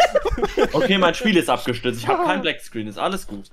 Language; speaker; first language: German; native; German